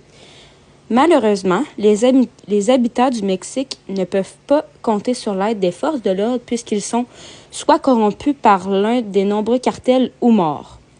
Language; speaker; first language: French; native; French